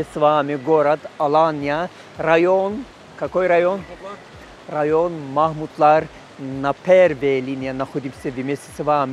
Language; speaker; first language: Russian; non-native, fluent; Turkish